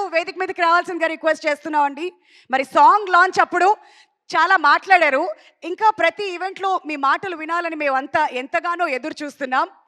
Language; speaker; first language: Telugu; native; Telugu